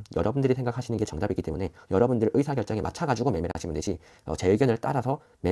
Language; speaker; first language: Korean; native; Korean